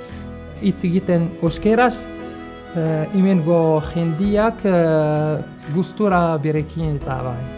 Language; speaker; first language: Basque; native; Basque